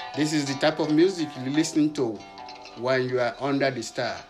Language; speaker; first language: English; non-native, local second language; Yoruba